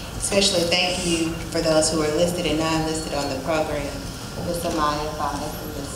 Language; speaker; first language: English; native; English